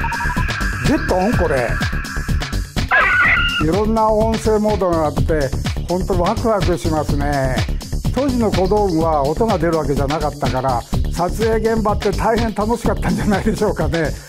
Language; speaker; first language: Japanese; native; Japanese